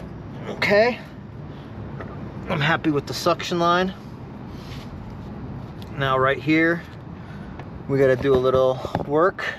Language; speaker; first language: English; native; English